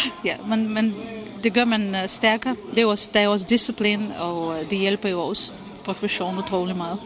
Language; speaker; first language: Danish; non-native, fluent; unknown